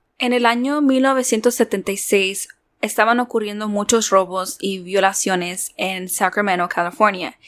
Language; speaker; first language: Spanish; early bilingual, heritage; Spanish